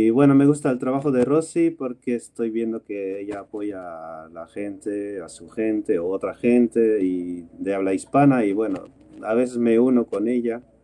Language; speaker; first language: Spanish; non-native, fluent; Dutch